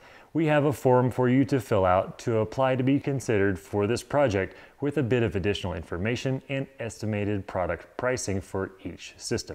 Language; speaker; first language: English; native; English